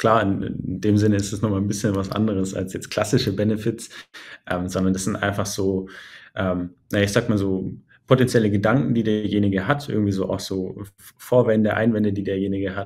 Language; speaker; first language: German; native; German